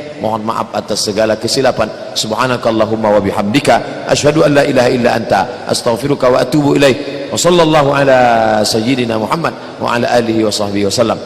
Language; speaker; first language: Malay; native; Malay